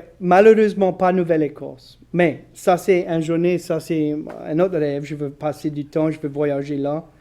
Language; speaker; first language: French; non-native, local second language; English